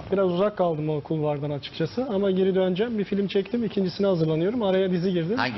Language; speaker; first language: Turkish; early bilingual, heritage; Turkish